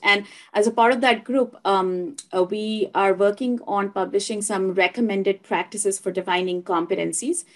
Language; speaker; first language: English; non-native, local second language; Hindi